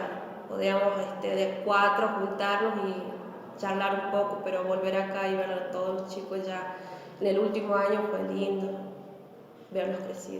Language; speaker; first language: Spanish; native; Spanish